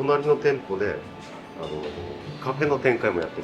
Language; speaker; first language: Japanese; native; Japanese